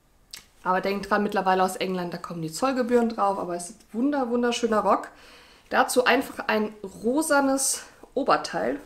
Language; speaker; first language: German; native; German